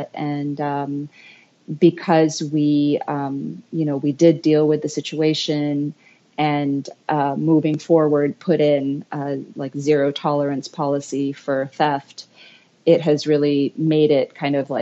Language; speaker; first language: English; native; English